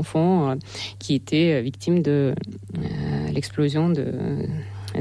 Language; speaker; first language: French; non-native, fluent; Russian